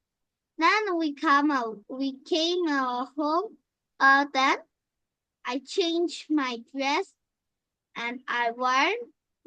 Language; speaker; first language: English; non-native, learner; Bangla